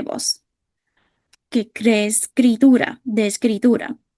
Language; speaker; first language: Spanish; non-native, fluent; Vietnamese